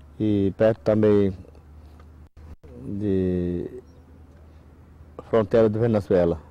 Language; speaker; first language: Portuguese; non-native, local second language; Yanomámi